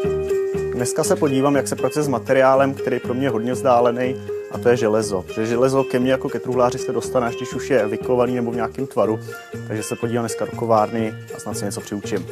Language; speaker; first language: Czech; native; Czech